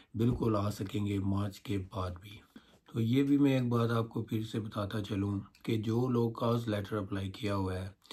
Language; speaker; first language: Urdu; non-native, local second language; Punjabi